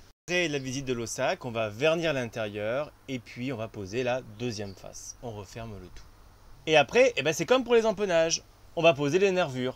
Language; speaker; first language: French; native; French